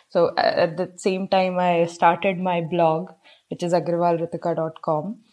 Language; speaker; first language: English; non-native, local second language; Hindi